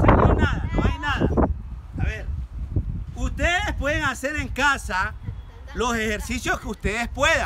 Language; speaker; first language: Spanish; native; Spanish